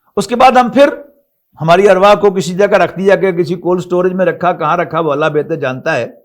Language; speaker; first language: Urdu; non-native, local second language; Punjabi